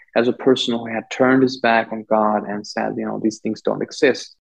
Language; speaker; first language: English; non-native, local second language; German